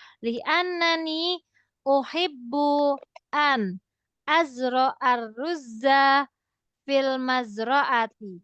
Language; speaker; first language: Arabic; non-native, fluent; Indonesian